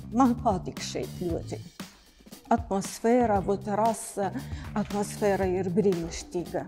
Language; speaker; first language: Latvian; non-native, learner; Russian